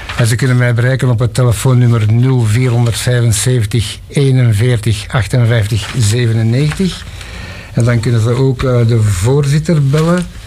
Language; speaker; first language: Dutch; native; Dutch